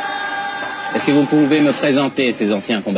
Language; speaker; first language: French; native; French